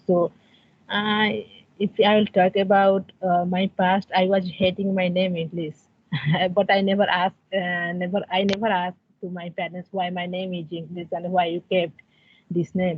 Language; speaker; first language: English; non-native, learner; Odia